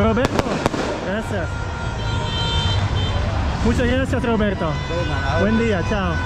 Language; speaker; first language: Spanish; non-native, learner; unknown